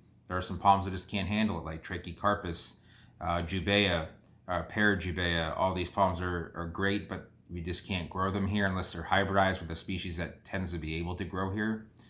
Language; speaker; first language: English; native; English